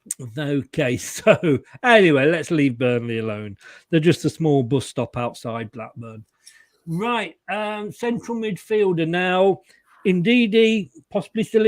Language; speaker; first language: English; native; English